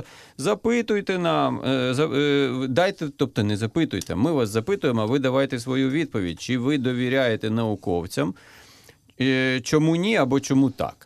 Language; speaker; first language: Ukrainian; native; Ukrainian